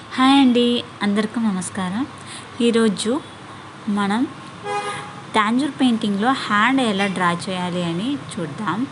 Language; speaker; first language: Telugu; non-native, learner; Tamil